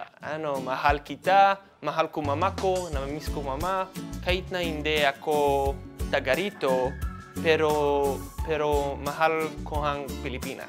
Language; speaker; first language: Filipino; non-native, learner; Hebrew